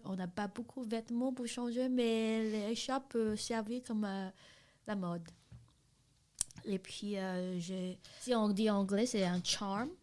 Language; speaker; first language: French; non-native, learner; Chinese